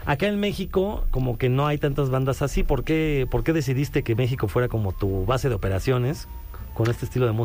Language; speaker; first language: Spanish; native; Spanish